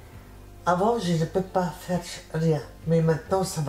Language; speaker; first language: French; non-native, learner; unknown